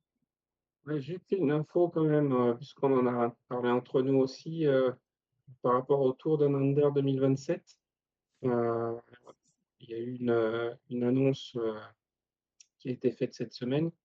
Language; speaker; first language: French; native; French